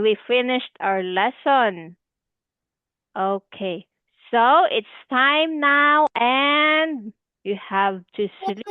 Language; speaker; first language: English; non-native, fluent; Filipino